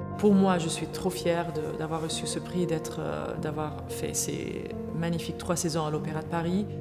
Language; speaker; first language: French; non-native, fluent; Arabic